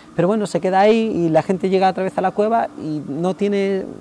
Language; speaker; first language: Spanish; native; Spanish